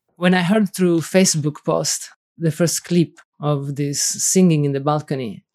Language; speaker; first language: English; non-native, fluent; Italian